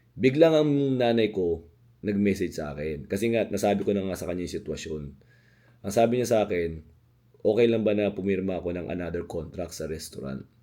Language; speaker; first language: Filipino; native; Filipino